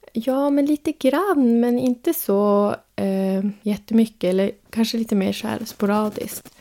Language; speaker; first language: Swedish; native; Swedish